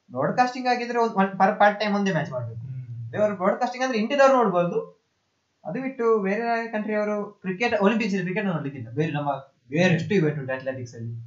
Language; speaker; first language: Kannada; non-native, local second language; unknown